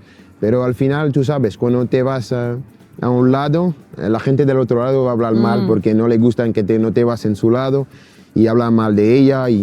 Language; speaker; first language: Spanish; non-native, fluent; French